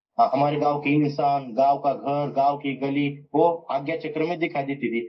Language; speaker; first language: Hindi; non-native, local second language; Marathi